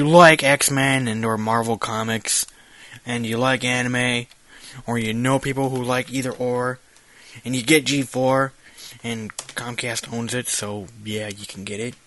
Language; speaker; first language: English; native; English